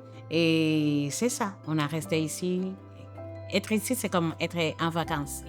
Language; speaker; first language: French; non-native, fluent; Spanish